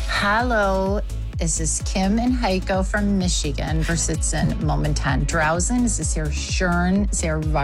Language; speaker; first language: German; non-native, learner; English